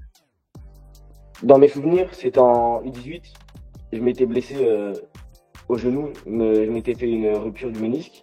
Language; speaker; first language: French; native; French